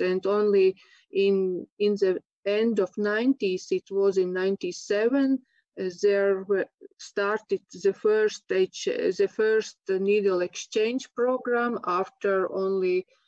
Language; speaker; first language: English; non-native, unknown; Latvian